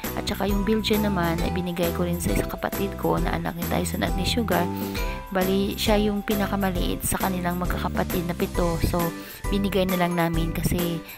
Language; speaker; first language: Filipino; non-native, local second language; Hiligaynon